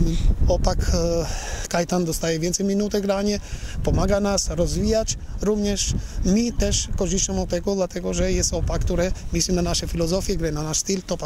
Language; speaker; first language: Polish; non-native, learner; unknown